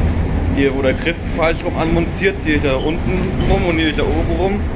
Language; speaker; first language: German; native; German